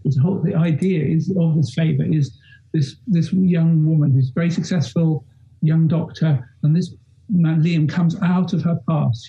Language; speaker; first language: English; native; English